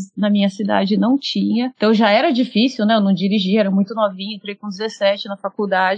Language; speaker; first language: Portuguese; native; Portuguese